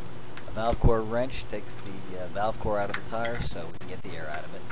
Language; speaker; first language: English; native; English